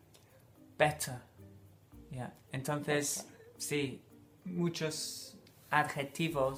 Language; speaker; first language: Spanish; non-native, fluent; English